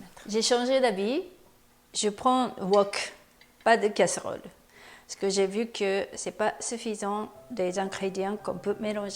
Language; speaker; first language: French; non-native, fluent; Japanese